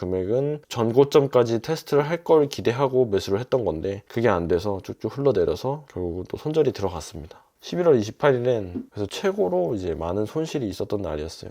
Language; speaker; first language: Korean; native; Korean